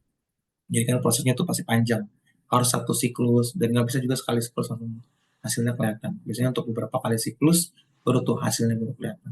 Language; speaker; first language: Indonesian; native; Indonesian